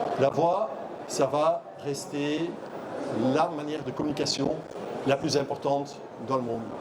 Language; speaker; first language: French; non-native, local second language; Dutch